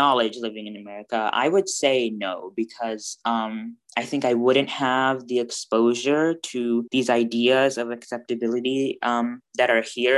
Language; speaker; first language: English; early bilingual, other home language; Bangla